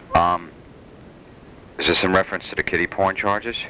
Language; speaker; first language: English; native; English